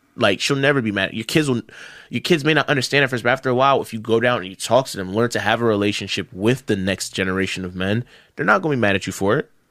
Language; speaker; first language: English; early bilingual, other home language; Yoruba